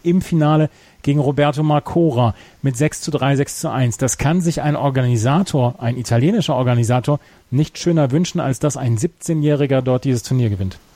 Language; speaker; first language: German; native; German